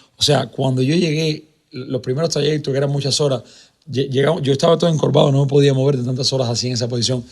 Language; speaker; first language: Spanish; native; Spanish